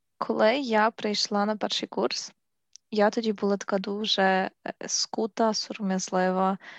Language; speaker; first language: Ukrainian; native; Ukrainian